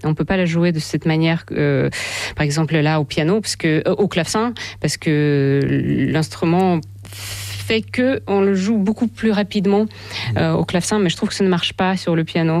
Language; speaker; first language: French; non-native, fluent; Russian